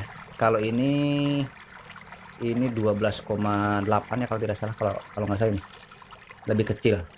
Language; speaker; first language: Indonesian; non-native, local second language; Sundanese